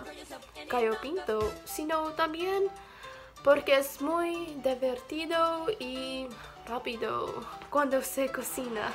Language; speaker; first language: Spanish; non-native, learner; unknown